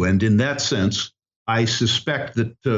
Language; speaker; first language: English; native; English